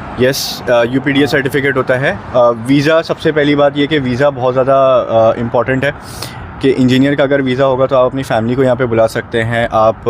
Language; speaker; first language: Urdu; native; Urdu